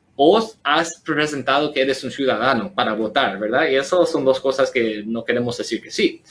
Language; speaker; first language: Spanish; early bilingual, heritage; Spanish